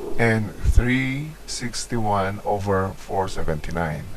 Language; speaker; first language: English; non-native, local second language; Filipino